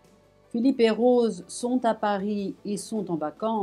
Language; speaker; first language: French; non-native, fluent; Italian